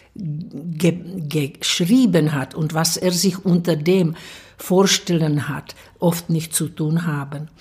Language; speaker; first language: German; non-native, fluent; Czech